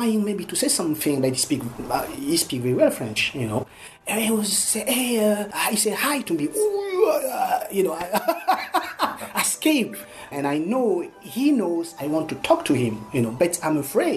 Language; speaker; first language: English; non-native, learner; French